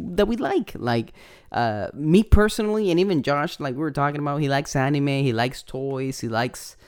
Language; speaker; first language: English; non-native, fluent; Spanish